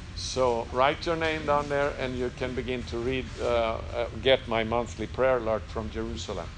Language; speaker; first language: English; non-native, fluent; Swedish